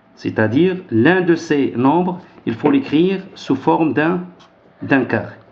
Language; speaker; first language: French; non-native, local second language; Arabic